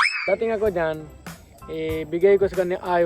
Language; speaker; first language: Filipino; non-native, learner; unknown